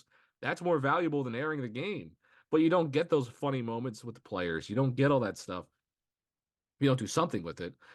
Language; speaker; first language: English; native; English